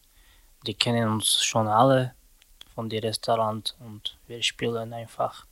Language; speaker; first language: German; non-native, learner; Slovak